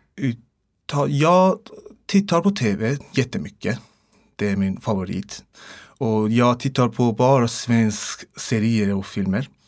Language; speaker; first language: Swedish; non-native, learner; Persian